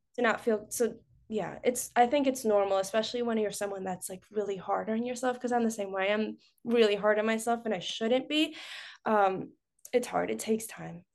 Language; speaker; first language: English; early bilingual, other home language; Spanish